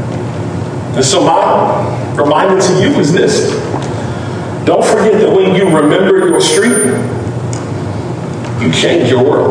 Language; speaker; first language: English; native; English